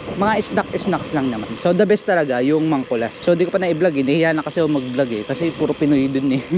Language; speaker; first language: Filipino; native; Filipino